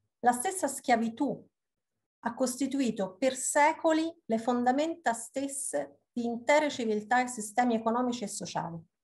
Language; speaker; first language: Italian; native; Italian